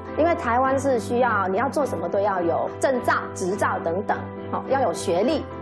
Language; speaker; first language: Chinese; non-native, fluent; Vietnamese